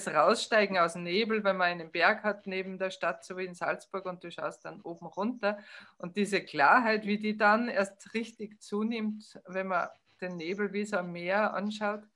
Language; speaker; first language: German; native; German